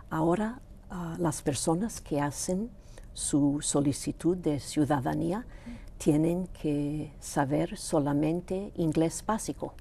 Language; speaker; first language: Spanish; non-native, local second language; Greek